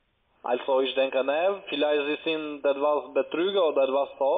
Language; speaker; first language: German; non-native, learner; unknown